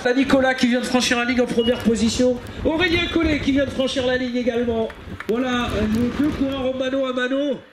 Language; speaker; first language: French; native; French